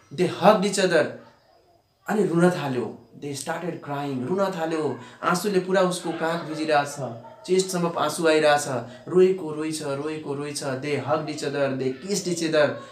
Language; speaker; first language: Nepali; non-native, local second language; Bhojpuri